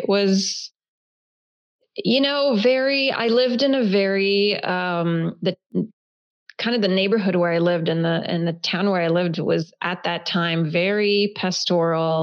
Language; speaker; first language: English; early bilingual, other home language; Hebrew